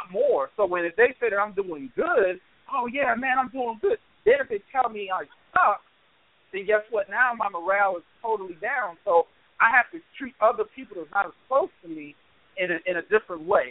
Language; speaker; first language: English; native; English